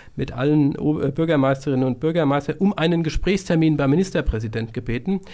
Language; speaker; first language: German; native; German